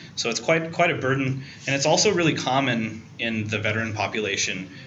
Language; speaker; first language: English; native; English